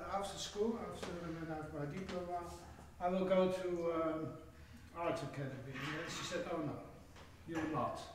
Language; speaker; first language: English; non-native, fluent; Dutch